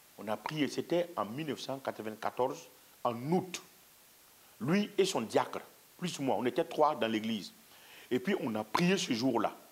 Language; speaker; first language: French; non-native, local second language; Mossi